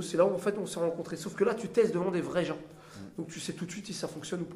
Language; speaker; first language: French; native; French